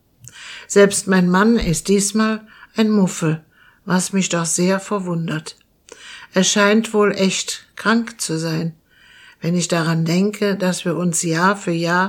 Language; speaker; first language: German; native; German